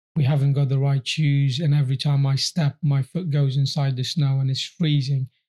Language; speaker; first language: English; early bilingual, other home language; Persian